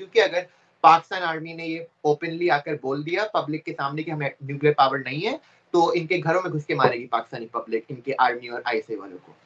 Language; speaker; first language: Urdu; native; Urdu